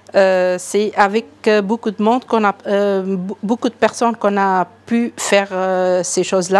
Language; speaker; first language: French; non-native, local second language; Arabic